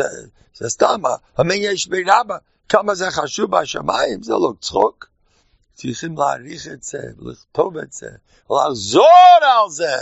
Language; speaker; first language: Hebrew; non-native, fluent; English